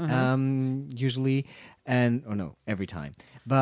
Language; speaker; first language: English; non-native, fluent; German